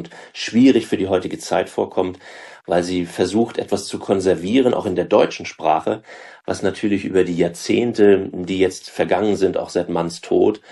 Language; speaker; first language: German; native; German